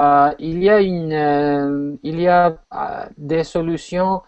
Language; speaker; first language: French; non-native, fluent; Spanish